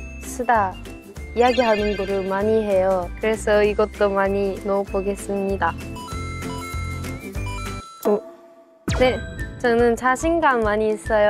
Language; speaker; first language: Korean; non-native, learner; Japanese